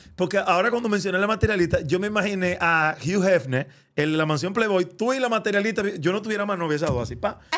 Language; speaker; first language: Spanish; native; Spanish